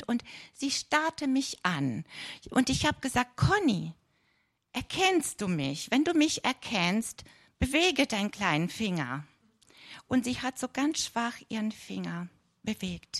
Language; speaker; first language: German; non-native, fluent; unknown